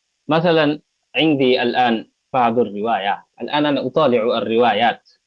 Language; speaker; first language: Arabic; non-native, fluent; Bangla